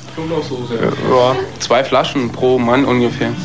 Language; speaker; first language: German; native; German